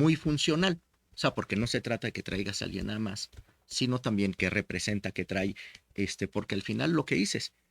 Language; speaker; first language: Spanish; native; Spanish